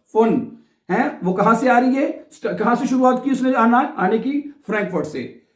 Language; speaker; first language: Urdu; non-native, local second language; Punjabi